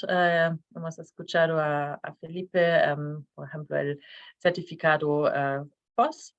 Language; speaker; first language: Spanish; non-native, fluent; Norwegian